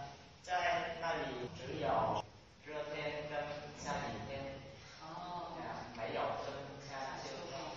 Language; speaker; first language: Chinese; non-native, learner; Vietnamese